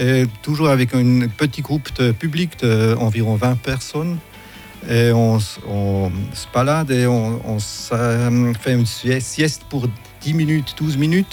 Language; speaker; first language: French; non-native, fluent; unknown